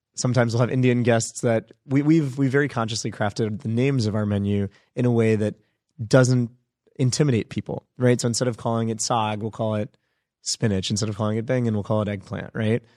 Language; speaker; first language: English; native; English